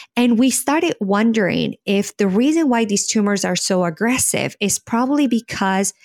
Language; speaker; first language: English; non-native, fluent; Spanish